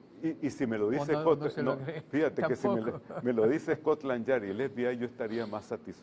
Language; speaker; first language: Spanish; native; Spanish